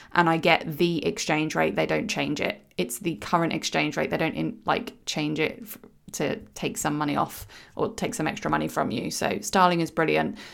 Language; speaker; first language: English; native; English